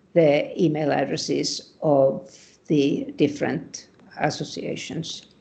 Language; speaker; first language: English; non-native, fluent; Finnish